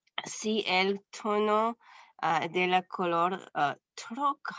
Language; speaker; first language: Spanish; non-native, learner; English